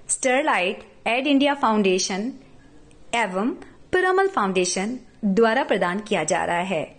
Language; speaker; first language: Hindi; native; Hindi